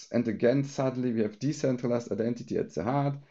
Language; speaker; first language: English; non-native, fluent; German